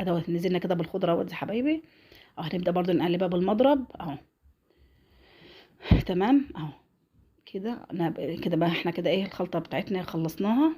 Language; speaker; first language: Arabic; native; Arabic